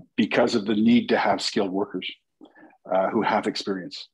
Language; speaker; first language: English; native; English